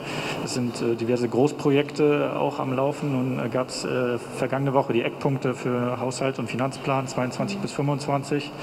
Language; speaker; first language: German; native; German